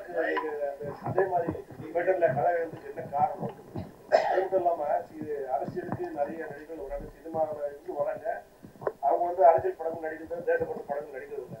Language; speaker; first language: Tamil; native; Tamil